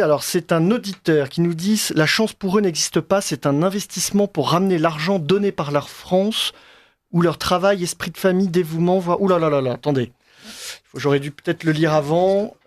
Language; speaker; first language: French; native; French